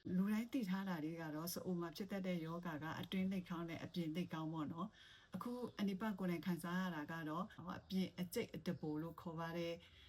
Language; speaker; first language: Burmese; non-native, local second language; Shan